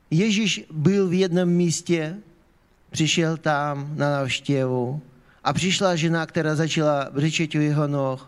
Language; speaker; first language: Czech; non-native, fluent; Ukrainian